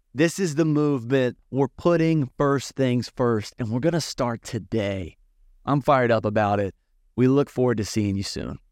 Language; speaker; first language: English; native; English